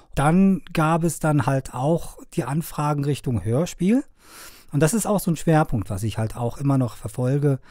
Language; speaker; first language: German; non-native, fluent; Persian